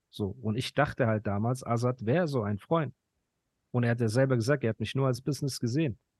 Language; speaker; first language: German; early bilingual, other home language; Persian